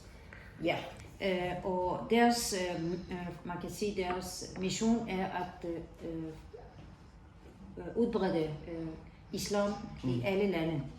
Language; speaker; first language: Danish; non-native, fluent; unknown